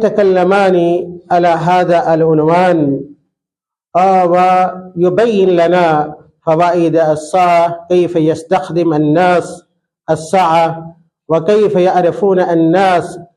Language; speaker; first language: Arabic; non-native, fluent; Urdu